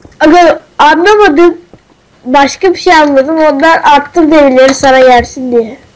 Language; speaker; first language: Turkish; native; Turkish